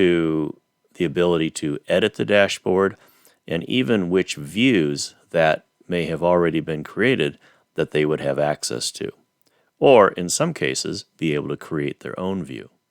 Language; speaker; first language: English; native; English